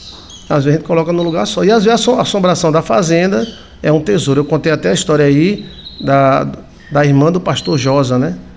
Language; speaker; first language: Portuguese; native; Portuguese